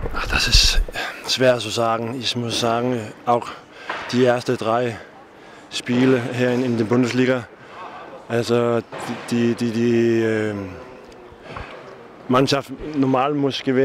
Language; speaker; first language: German; non-native, learner; Danish